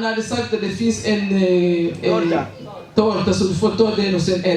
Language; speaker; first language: Swedish; non-native, learner; Swahili